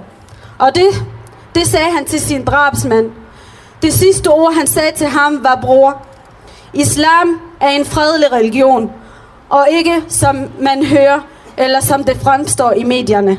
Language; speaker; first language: Danish; early bilingual, other home language; Arabic